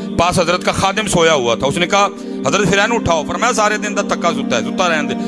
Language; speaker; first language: Urdu; non-native, local second language; Punjabi